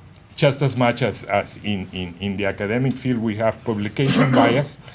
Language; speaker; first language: English; non-native, fluent; Spanish